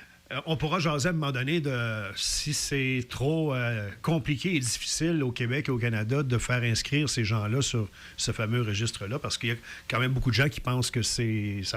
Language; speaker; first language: French; native; French